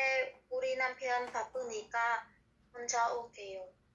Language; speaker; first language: Korean; non-native, learner; Vietnamese